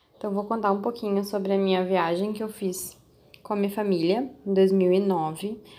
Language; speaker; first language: Portuguese; native; Portuguese